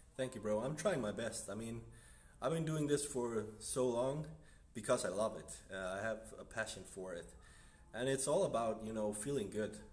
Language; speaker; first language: English; non-native, fluent; Danish